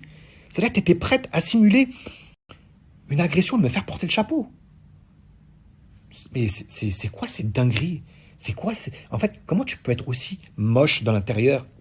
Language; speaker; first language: French; native; French